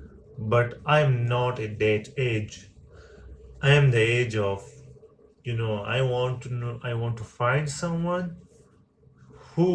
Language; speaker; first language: English; non-native, learner; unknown